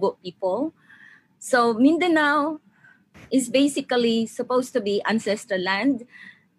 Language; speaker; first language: English; non-native, local second language; Maranao